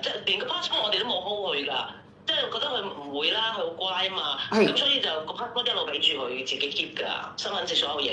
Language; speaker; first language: Cantonese; native; Cantonese